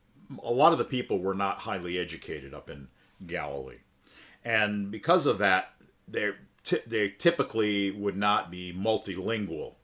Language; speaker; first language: English; native; English